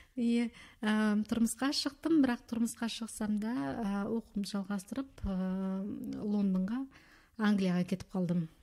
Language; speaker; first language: Kazakh; early bilingual, heritage; Kazakh